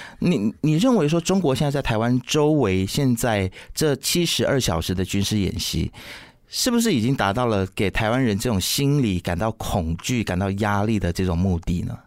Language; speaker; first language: Chinese; native; Chinese